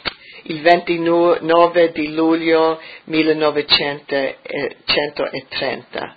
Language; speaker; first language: Italian; early bilingual, heritage; English